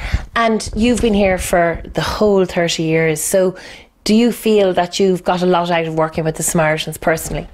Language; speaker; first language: English; native; English